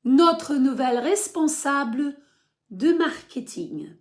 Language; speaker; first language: French; non-native, fluent; Ukrainian